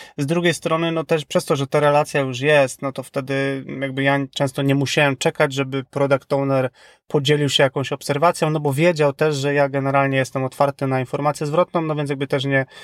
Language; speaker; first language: Polish; native; Polish